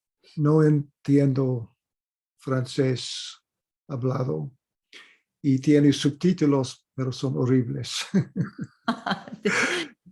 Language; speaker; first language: Spanish; non-native, fluent; English